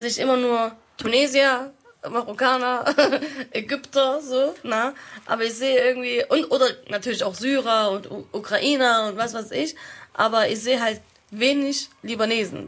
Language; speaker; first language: German; early bilingual, other home language; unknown